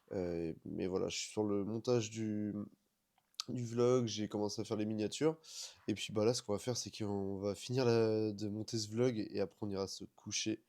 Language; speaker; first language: French; native; French